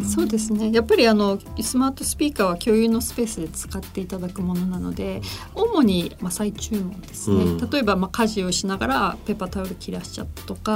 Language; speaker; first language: Japanese; native; Japanese